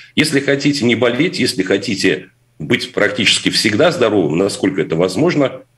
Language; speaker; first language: Russian; native; Russian